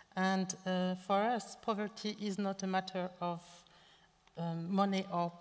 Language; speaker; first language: English; non-native, local second language; French